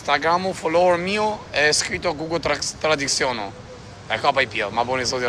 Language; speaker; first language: Italian; non-native, learner; Albanian